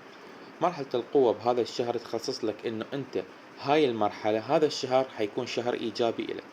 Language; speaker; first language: Arabic; native; Arabic